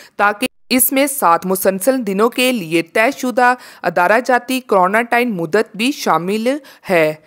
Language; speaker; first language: Urdu; native; Urdu